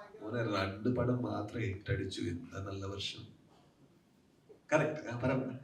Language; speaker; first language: Malayalam; non-native, learner; Kannada